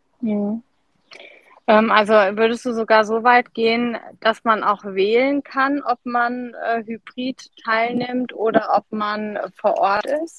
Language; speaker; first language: German; native; German